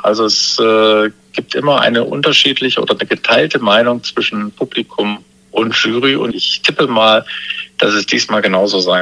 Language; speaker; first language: German; native; German